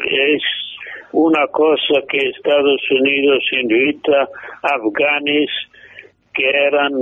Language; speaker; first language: Spanish; non-native, fluent; English